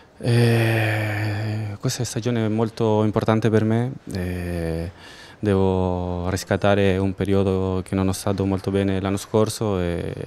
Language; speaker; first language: Italian; non-native, fluent; Spanish